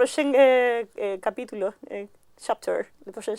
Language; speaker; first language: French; non-native, learner; Spanish